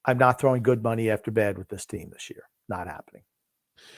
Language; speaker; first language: English; native; English